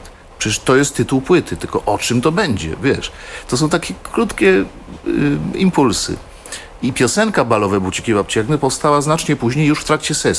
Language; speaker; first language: Polish; native; Polish